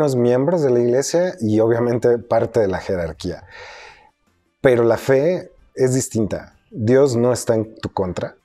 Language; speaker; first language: Spanish; native; Spanish